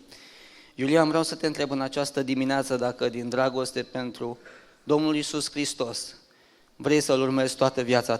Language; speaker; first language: Romanian; native; Romanian